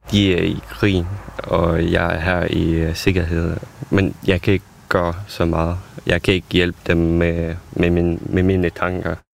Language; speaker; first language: Danish; non-native, fluent; Ukrainian